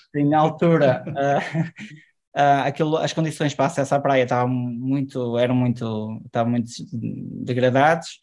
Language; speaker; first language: Portuguese; native; Portuguese